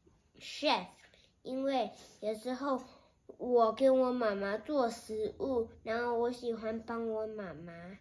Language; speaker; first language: Chinese; early bilingual, heritage; Chinese